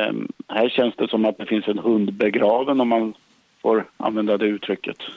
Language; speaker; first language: Swedish; native; Swedish